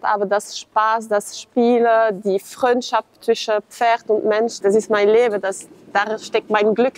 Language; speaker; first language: German; non-native, fluent; French